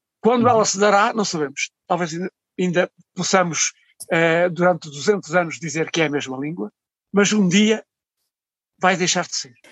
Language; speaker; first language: Portuguese; native; Portuguese